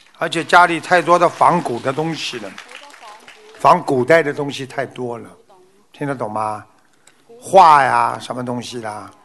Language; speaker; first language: Chinese; native; Chinese